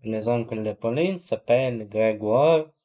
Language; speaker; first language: French; non-native, learner; Russian